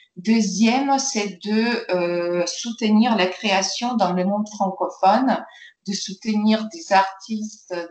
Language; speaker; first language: French; non-native, fluent; Ukrainian